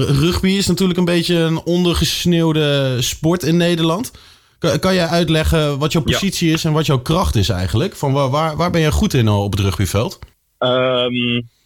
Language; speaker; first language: Dutch; native; Dutch